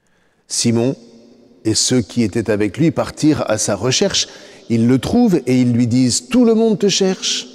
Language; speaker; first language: French; native; French